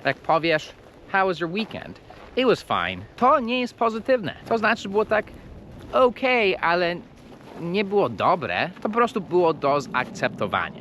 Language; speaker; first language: Polish; non-native, fluent; English